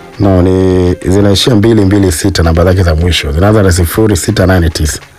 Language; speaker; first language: Swahili; native; Swahili